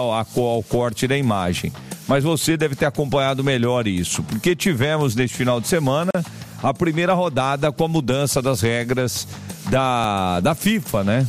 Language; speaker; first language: Portuguese; native; Portuguese